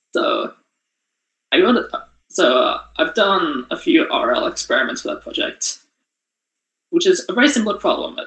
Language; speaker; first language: English; non-native, fluent; Japanese